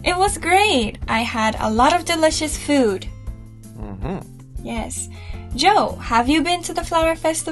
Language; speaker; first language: English; non-native, fluent; Japanese